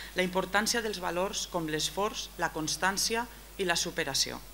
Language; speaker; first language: Catalan; native; Catalan